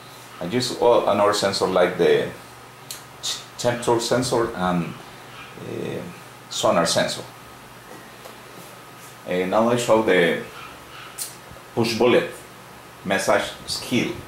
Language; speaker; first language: English; non-native, learner; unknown